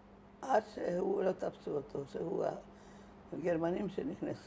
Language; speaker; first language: Hebrew; non-native, fluent; Hungarian